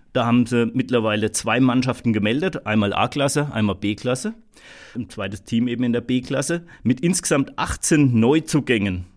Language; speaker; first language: German; native; German